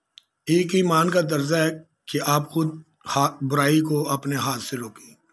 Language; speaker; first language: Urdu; non-native, local second language; Punjabi